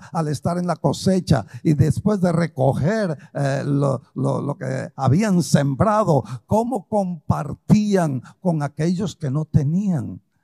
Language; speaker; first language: Spanish; early bilingual, other home language; Portuguese